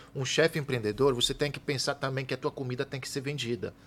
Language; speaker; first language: Portuguese; non-native, fluent; Italian